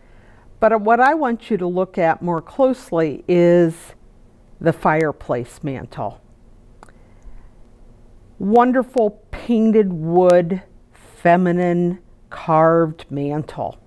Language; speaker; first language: English; native; English